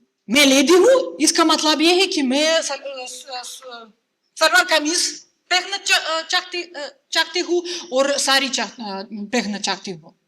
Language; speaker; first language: Hindi; non-native, fluent; Russian